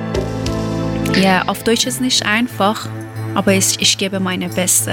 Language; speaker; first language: German; non-native, learner; Persian